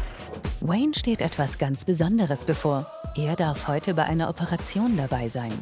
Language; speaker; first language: German; native; German